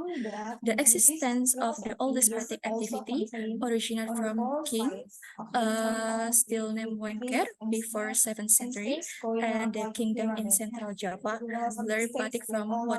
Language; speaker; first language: English; non-native, learner; Indonesian